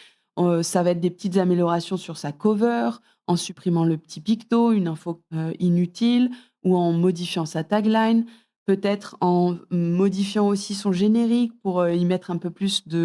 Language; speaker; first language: French; native; French